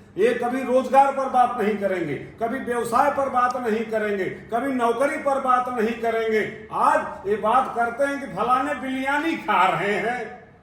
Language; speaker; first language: Hindi; native; Hindi